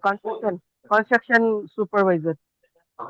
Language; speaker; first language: English; non-native, learner; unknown